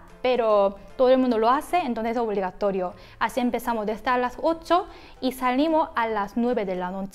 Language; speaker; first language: Spanish; non-native, fluent; Korean